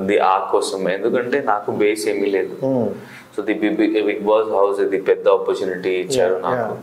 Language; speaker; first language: Telugu; non-native, learner; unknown